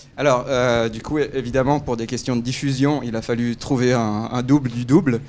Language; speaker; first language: French; native; French